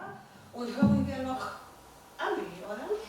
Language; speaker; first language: German; non-native, fluent; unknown